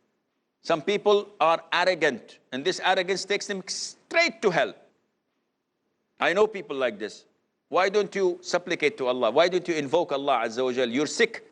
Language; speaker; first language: English; non-native, fluent; Arabic